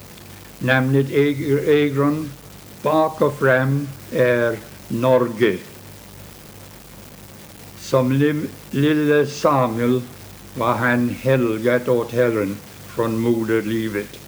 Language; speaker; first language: Swedish; early bilingual, heritage; Swedish